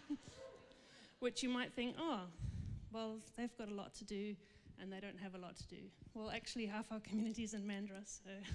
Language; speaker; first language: English; native; English